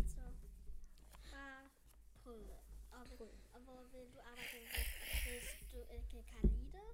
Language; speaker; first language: Danish; non-native, learner; German